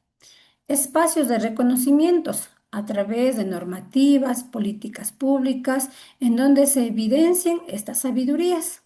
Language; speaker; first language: Spanish; native; Spanish